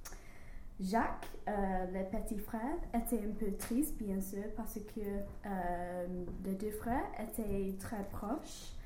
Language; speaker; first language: French; non-native, learner; English